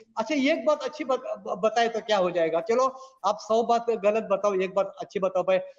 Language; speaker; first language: Hindi; non-native, local second language; Marathi